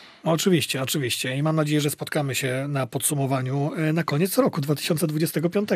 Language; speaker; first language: Polish; native; Polish